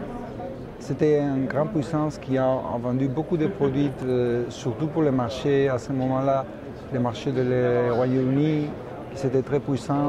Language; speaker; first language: French; non-native, fluent; Spanish